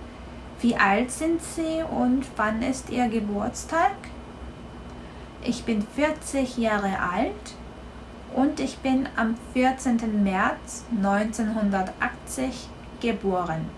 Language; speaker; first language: German; non-native, fluent; Korean